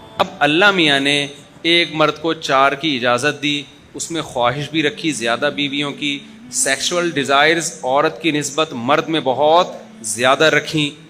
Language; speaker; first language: Urdu; native; Urdu